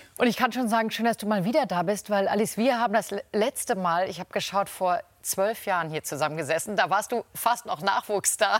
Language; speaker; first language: German; native; German